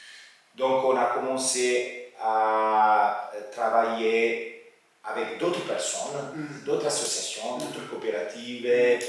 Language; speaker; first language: French; non-native, fluent; Italian